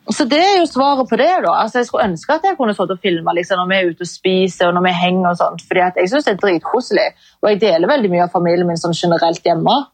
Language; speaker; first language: Norwegian; early bilingual, other home language; Arabic